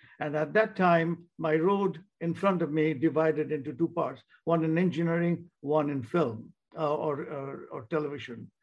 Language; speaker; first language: English; non-native, local second language; Bangla